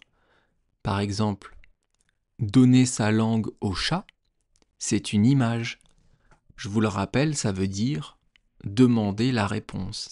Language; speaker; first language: French; native; French